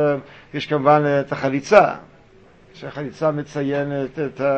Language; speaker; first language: Hebrew; native; Hebrew